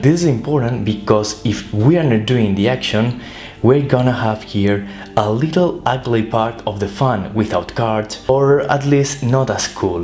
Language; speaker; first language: English; non-native, fluent; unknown